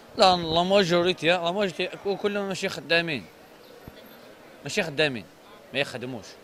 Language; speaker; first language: Arabic; native; Arabic